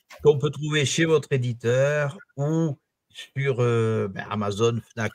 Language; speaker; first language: French; native; French